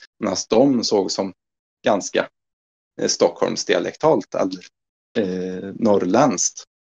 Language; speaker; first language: Swedish; native; Swedish